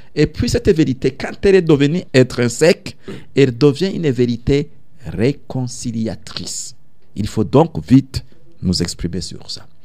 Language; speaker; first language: French; non-native, local second language; Rundi